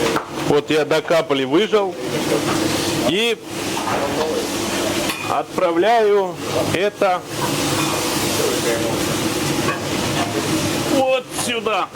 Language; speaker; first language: Russian; native; Russian